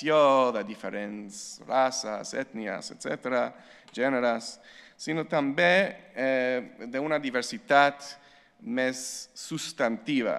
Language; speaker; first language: Catalan; non-native, fluent; English